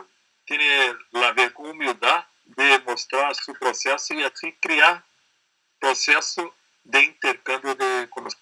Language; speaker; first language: Spanish; non-native, learner; Portuguese